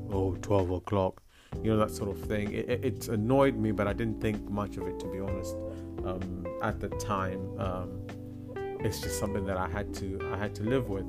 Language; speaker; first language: English; non-native, local second language; Shona